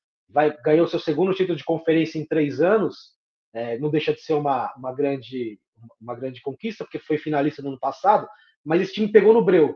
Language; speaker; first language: Portuguese; native; Portuguese